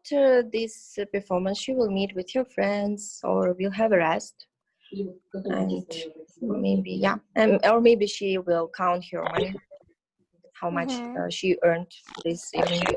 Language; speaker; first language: English; non-native, learner; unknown